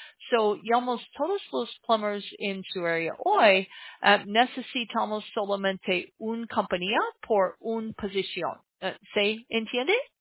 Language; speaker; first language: Spanish; non-native, learner; English